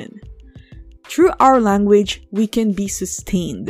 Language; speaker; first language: English; non-native, local second language; Filipino